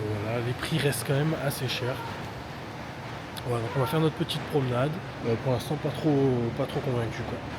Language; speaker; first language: French; native; French